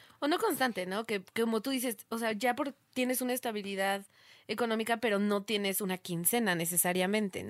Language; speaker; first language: Spanish; native; Spanish